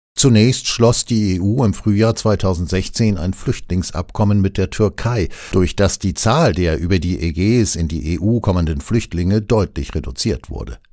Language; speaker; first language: German; native; German